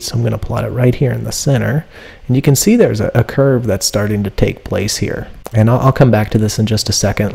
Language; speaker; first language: English; native; English